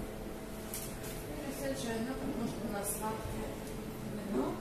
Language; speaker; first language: Russian; non-native, local second language; Romanian